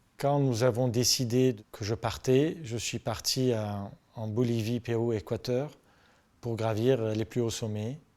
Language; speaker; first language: French; non-native, local second language; Armenian